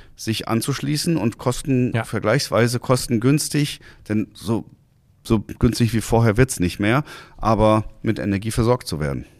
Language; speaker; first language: German; native; German